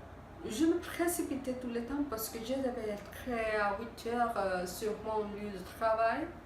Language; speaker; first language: French; non-native, learner; Spanish